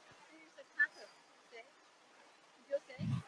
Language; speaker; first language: English; non-native, fluent; Chinese